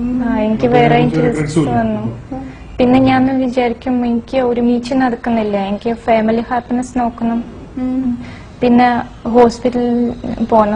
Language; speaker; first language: Malayalam; non-native, fluent; Russian